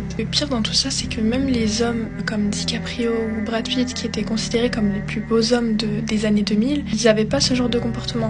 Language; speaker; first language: French; native; French